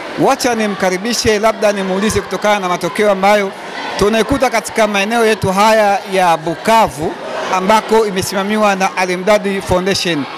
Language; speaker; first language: Swahili; native; Swahili